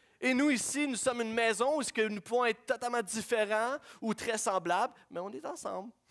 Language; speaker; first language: French; native; French